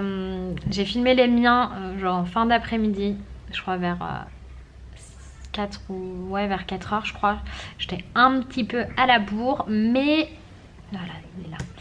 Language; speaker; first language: French; native; French